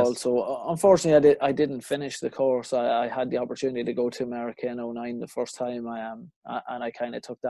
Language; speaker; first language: English; native; English